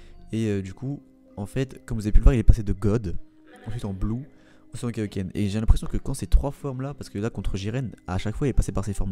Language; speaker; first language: French; native; French